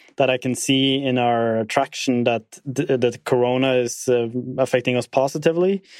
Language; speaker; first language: English; non-native, fluent; Norwegian